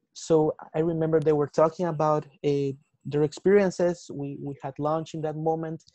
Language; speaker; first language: English; non-native, fluent; Spanish